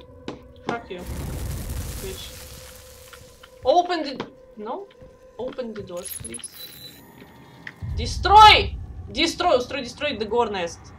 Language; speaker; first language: English; non-native, learner; Russian